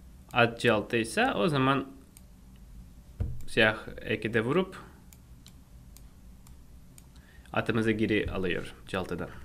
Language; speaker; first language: Turkish; non-native, fluent; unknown